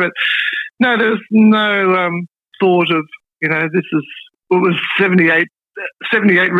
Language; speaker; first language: English; native; English